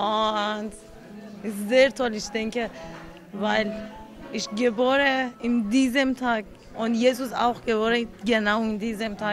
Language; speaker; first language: German; non-native, learner; Persian